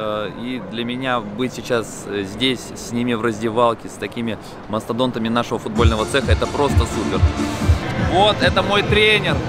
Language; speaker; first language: Russian; native; Russian